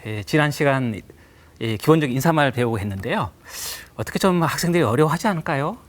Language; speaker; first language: Korean; native; Korean